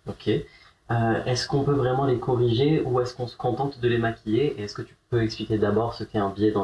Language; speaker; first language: French; native; French